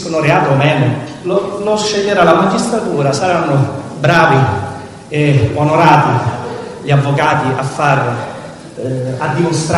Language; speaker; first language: Italian; native; Italian